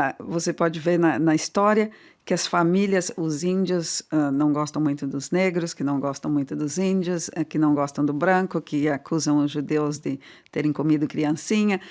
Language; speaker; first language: Portuguese; native; Portuguese